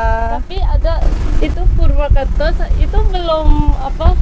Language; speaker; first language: Indonesian; non-native, learner; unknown